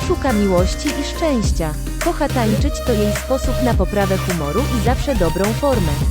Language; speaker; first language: Polish; native; Polish